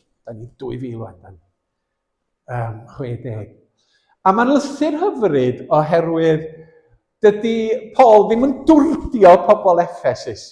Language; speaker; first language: Welsh; native; Welsh